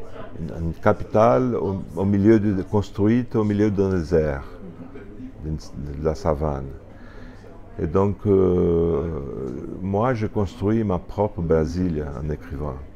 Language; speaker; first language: French; non-native, fluent; Portuguese